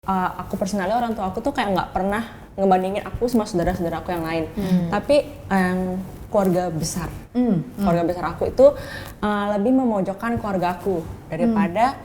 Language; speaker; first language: Indonesian; native; Indonesian